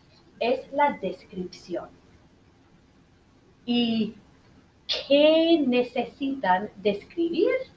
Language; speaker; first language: Spanish; non-native, fluent; English